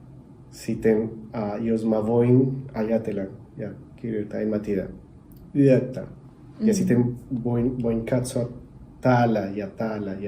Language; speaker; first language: Finnish; non-native, learner; Spanish